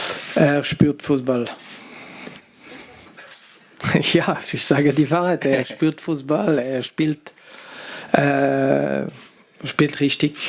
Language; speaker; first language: German; non-native, fluent; French